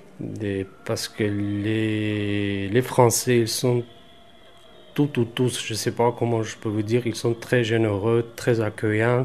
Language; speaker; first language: French; non-native, fluent; Armenian